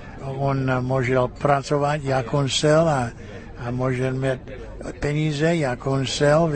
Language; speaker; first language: Czech; early bilingual, heritage; Czech